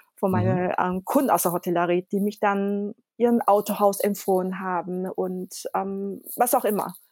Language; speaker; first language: German; early bilingual, other home language; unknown